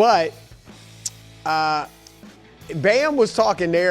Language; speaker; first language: English; native; English